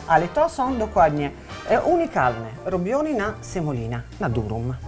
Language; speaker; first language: Polish; non-native, learner; Italian